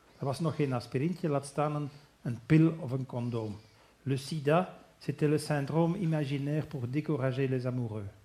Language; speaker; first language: Dutch; native; Dutch